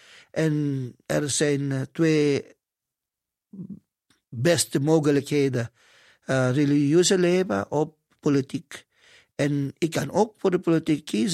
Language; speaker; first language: Dutch; non-native, fluent; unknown